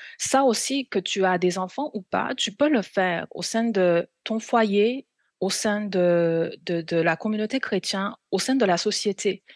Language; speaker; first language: French; non-native, fluent; Korean